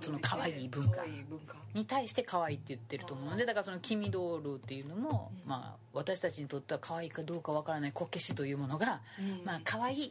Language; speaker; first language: Japanese; native; Japanese